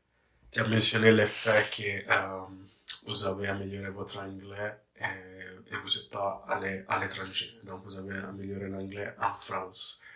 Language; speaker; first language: French; non-native, fluent; English